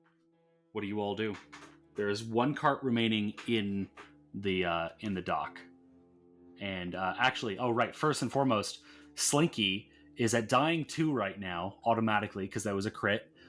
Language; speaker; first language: English; native; English